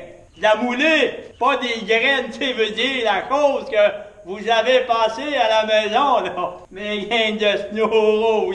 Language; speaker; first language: French; native; French